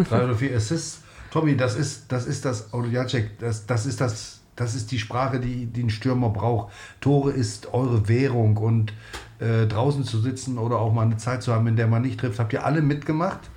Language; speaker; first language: German; native; German